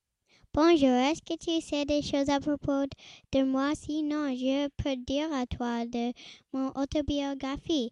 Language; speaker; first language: French; non-native, learner; English